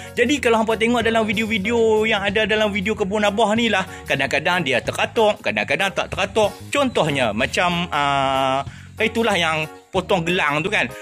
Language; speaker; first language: Malay; native; Malay